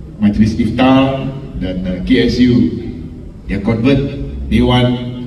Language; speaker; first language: Malay; non-native, local second language; Chinese